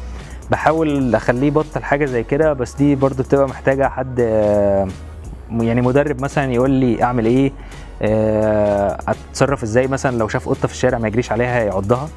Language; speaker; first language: Arabic; native; Arabic